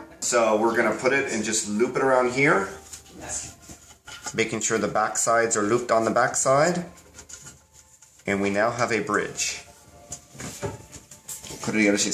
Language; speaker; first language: English; native; English